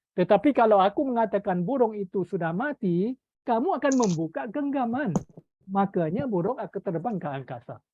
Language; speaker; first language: Malay; native; Malay